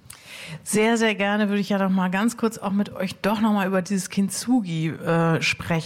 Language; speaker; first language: German; native; German